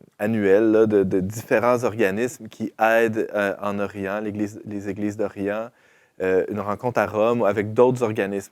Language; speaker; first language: French; native; French